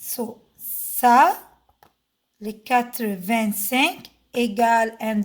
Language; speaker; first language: French; non-native, fluent; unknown